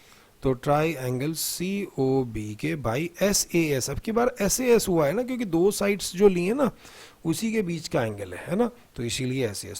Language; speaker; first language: Hindi; native; Hindi